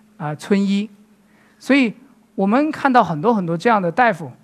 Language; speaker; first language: Chinese; native; Chinese